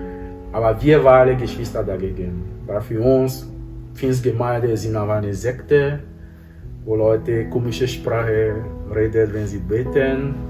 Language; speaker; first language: German; non-native, fluent; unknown